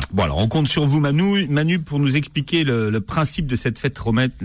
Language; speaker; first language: French; native; French